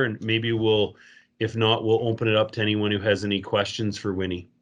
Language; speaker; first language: English; native; English